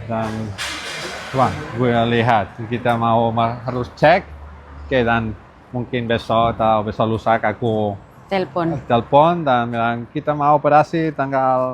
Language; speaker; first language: Indonesian; non-native, learner; Catalan